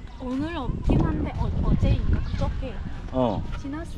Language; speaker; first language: Korean; non-native, learner; Vietnamese